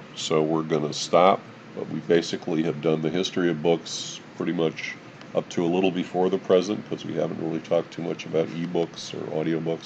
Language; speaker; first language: English; native; English